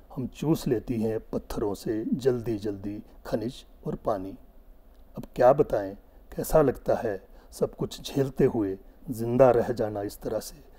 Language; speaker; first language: Hindi; non-native, local second language; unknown